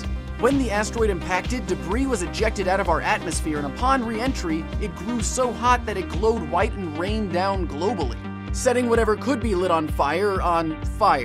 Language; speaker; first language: English; native; English